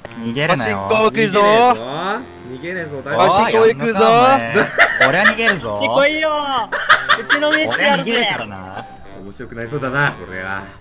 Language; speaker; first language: Japanese; native; Japanese